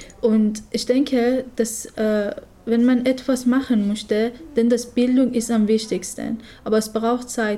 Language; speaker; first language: German; non-native, learner; Persian